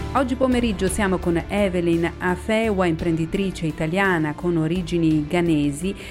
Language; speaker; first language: Italian; native; Italian